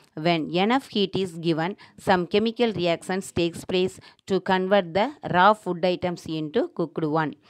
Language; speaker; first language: English; non-native, local second language; Tamil